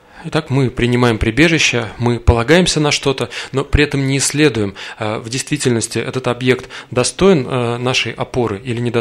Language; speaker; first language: Russian; native; Russian